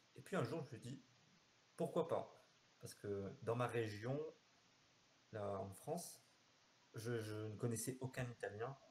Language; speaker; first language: French; native; French